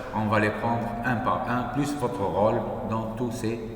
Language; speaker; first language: French; non-native, local second language; Arabic